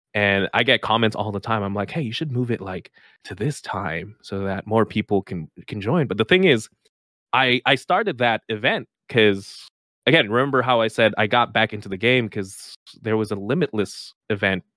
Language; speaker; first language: English; non-native, local second language; Filipino